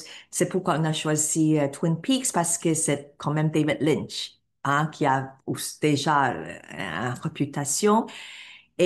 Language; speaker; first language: French; non-native, fluent; Cantonese